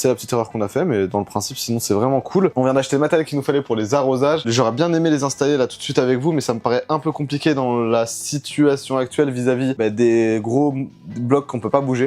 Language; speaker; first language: French; native; French